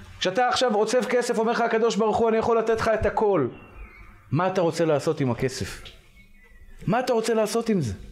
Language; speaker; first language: Hebrew; native; Hebrew